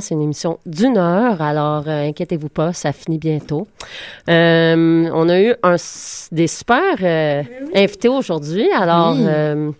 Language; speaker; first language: French; native; French